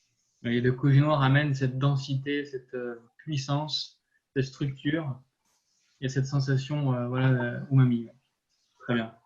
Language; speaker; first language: French; native; French